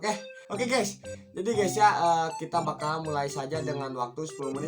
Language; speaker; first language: Indonesian; native; Indonesian